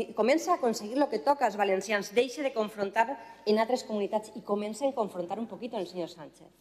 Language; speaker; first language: Catalan; non-native, local second language; Spanish